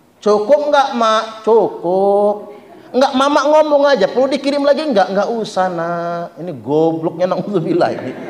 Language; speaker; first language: Indonesian; non-native, local second language; Malay